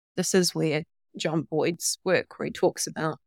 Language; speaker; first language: English; native; English